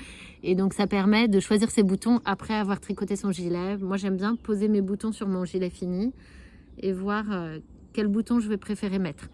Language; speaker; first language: French; native; French